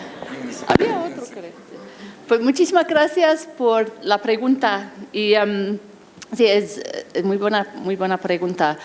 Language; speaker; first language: Spanish; non-native, fluent; English